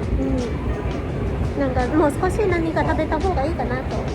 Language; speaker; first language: Japanese; non-native, learner; Thai